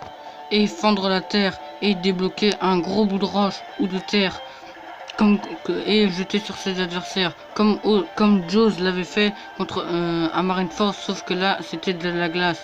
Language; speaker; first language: French; native; French